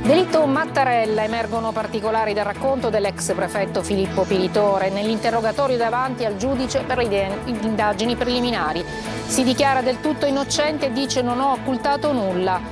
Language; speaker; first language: Italian; native; Italian